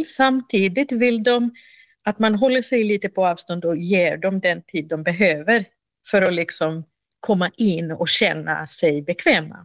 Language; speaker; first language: Swedish; non-native, fluent; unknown